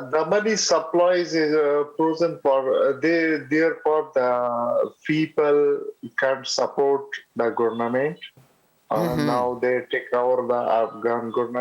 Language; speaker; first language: English; non-native, learner; Pashto